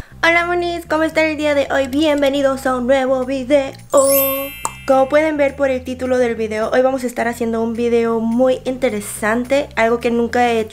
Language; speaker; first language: Spanish; early bilingual, other home language; Korean